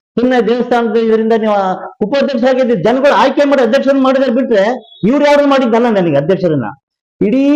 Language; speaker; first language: Kannada; native; Kannada